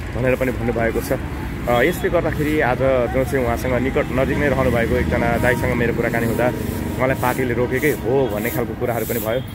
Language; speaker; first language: Nepali; native; Nepali